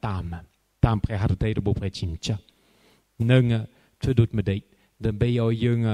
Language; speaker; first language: Khmer; non-native, fluent; French